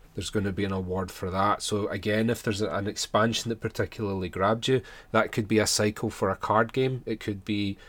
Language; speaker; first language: English; native; English